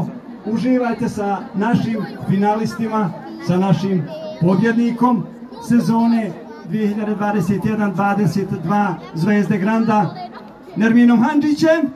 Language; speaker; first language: Bosnian; native; Bosnian